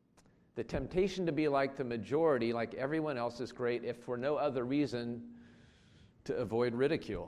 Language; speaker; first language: English; native; English